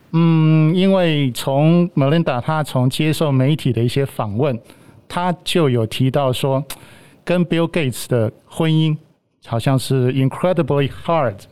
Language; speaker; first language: Chinese; native; Chinese